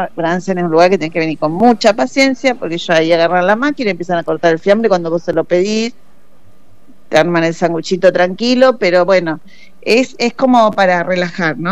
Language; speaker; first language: Spanish; native; Spanish